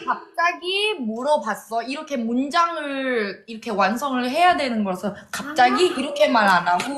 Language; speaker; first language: Korean; non-native, fluent; Thai